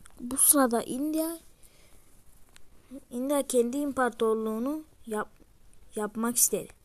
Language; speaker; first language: Turkish; early bilingual, heritage; Turkish